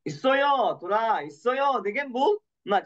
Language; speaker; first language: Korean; non-native, fluent; Kyrgyz